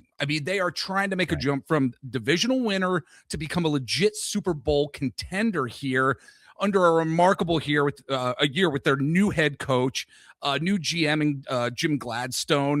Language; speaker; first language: English; native; English